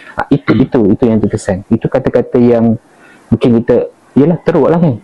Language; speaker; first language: Malay; native; Malay